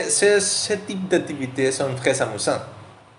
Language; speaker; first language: French; non-native, learner; Spanish